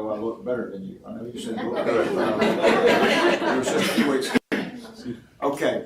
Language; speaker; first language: English; native; English